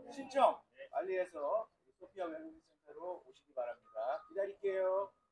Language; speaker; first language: Korean; native; Korean